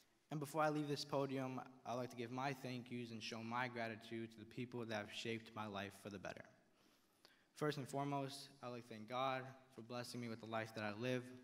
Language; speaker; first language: English; early bilingual, other home language; Spanish